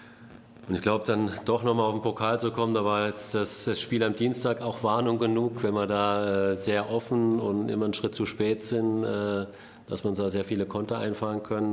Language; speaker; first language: German; native; German